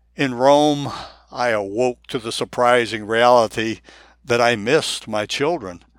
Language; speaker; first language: English; non-native, fluent; Japanese